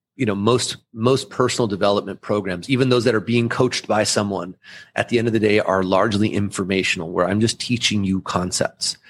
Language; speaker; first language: English; early bilingual, other home language; German